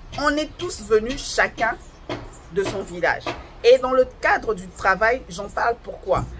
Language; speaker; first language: French; non-native, local second language; Lingala